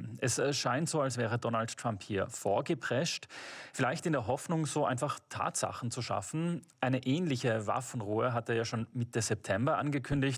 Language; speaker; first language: German; native; German